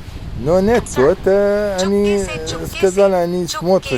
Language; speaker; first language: Russian; non-native, learner; Arabic